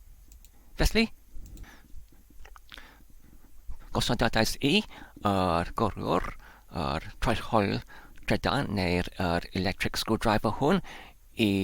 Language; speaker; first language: Welsh; non-native, learner; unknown